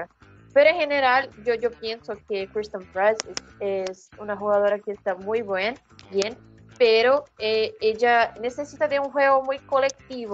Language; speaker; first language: Spanish; non-native, fluent; Portuguese